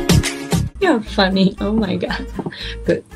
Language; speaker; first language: English; non-native, learner; Chinese